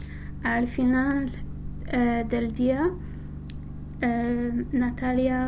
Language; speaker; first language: Spanish; non-native, learner; English